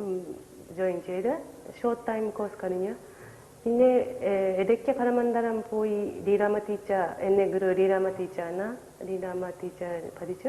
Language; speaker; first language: Malayalam; non-native, learner; Japanese